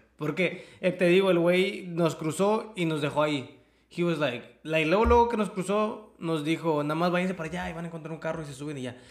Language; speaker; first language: Spanish; early bilingual, other home language; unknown